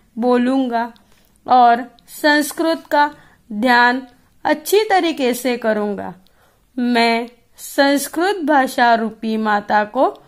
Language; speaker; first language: Hindi; non-native, local second language; Gujarati